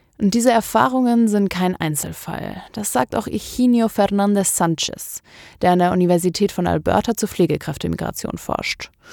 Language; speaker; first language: German; native; German